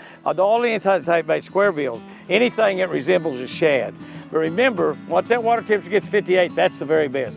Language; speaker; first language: English; native; English